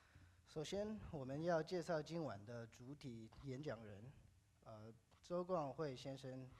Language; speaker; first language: Chinese; early bilingual, heritage; English